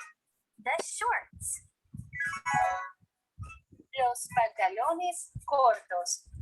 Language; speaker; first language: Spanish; non-native, learner; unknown